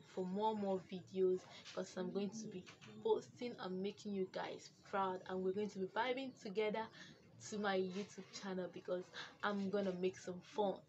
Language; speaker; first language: English; non-native, local second language; Igbo